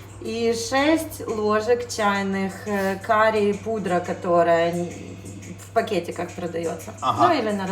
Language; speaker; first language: Russian; native; Russian